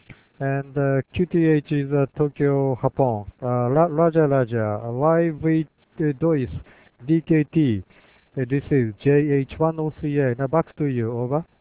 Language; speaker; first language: English; non-native, learner; Japanese